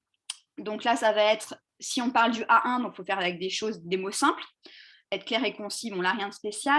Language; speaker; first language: French; native; French